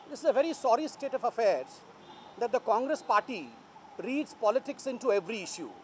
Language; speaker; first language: English; non-native, local second language; Hindi